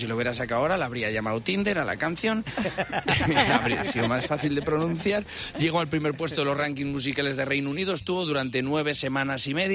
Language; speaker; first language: Spanish; native; Spanish